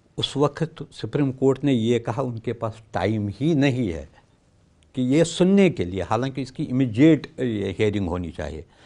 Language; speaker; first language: Hindi; non-native, local second language; Kashmiri